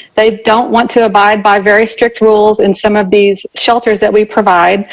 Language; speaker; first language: English; native; English